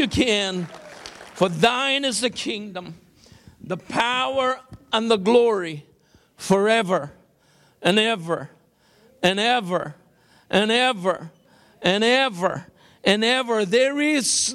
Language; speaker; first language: English; non-native, local second language; Bangla